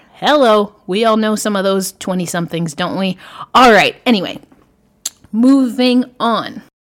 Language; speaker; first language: English; native; English